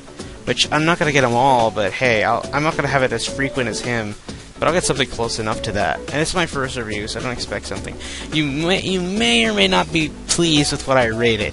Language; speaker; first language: English; native; English